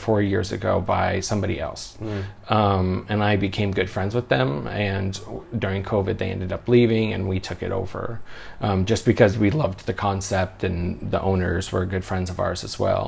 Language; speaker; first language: English; native; English